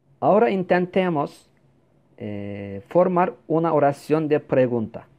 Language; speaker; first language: Spanish; non-native, fluent; Turkish